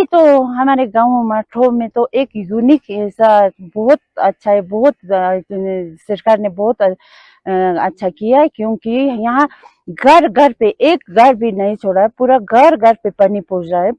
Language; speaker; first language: Hindi; non-native, local second language; Ladakhi